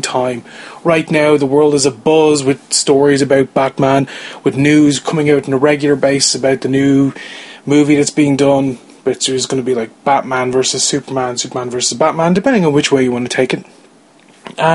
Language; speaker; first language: English; native; English